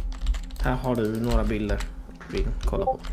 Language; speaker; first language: Swedish; non-native, fluent; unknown